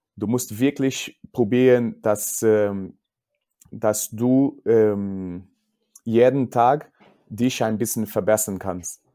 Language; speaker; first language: German; non-native, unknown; Portuguese